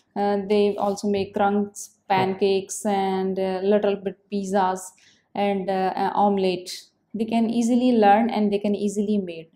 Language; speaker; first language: English; non-native, local second language; Punjabi